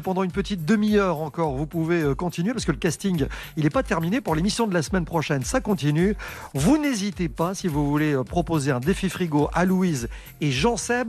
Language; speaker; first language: French; native; French